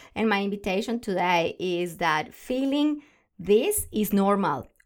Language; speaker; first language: English; non-native, fluent; Spanish